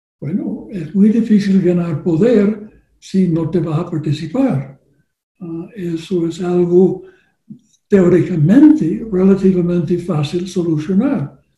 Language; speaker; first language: Spanish; non-native, learner; English